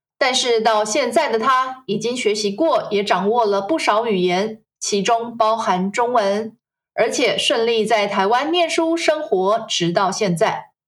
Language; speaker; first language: Chinese; native; Chinese